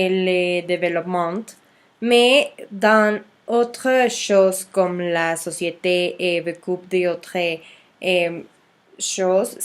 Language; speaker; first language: French; non-native, learner; Spanish